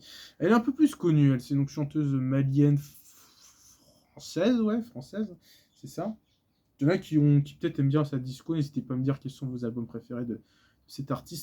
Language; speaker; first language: French; native; French